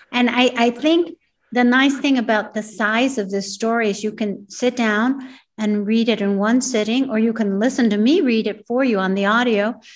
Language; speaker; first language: English; early bilingual, other home language; Spanish